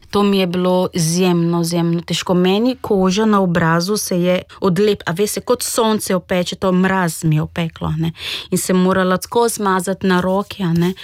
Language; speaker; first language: Slovenian; non-native, fluent; Portuguese